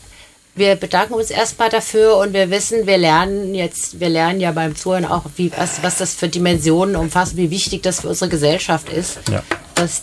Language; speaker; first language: German; native; German